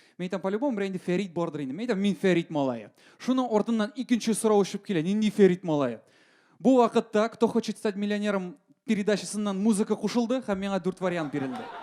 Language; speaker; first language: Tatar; non-native, local second language; Russian